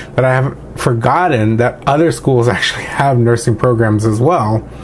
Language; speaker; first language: English; native; English